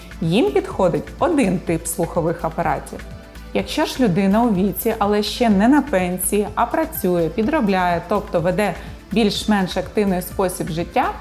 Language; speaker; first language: Ukrainian; native; Ukrainian